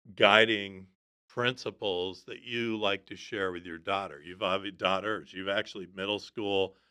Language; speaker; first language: English; native; English